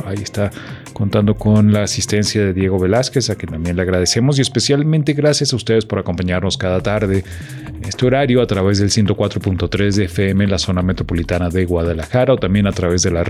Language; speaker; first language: Spanish; native; Spanish